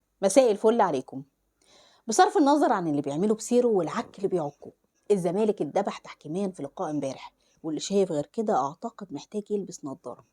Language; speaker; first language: Arabic; native; Arabic